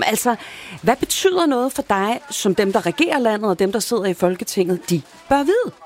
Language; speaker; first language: Danish; native; Danish